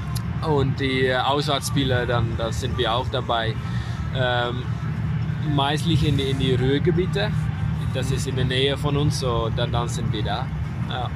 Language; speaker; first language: German; non-native, learner; Dutch